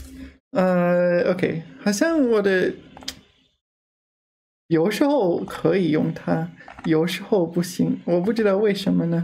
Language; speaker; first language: Chinese; non-native, learner; English